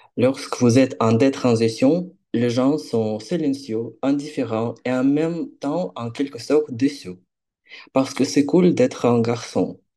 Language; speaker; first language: French; non-native, fluent; Ukrainian